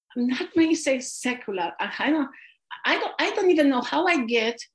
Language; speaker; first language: English; non-native, fluent; Polish